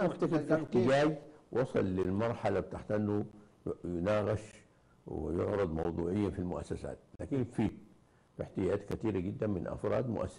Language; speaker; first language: Arabic; native; Arabic